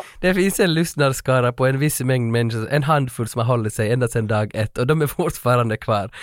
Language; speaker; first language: Swedish; native; Swedish